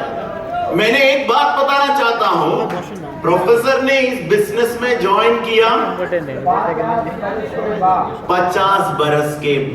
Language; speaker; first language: Hindi; non-native, learner; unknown